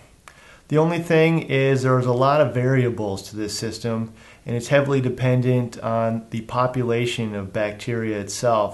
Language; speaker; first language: English; native; English